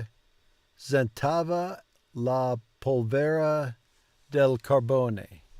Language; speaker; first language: Italian; non-native, learner; English